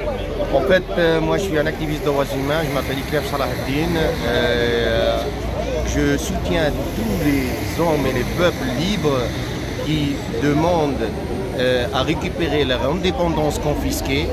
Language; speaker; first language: French; non-native, local second language; Arabic